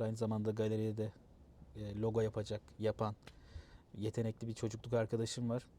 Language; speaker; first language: Turkish; native; Turkish